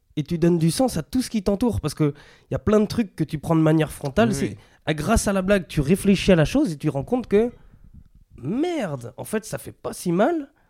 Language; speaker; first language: French; native; French